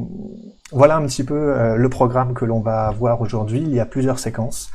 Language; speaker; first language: French; native; French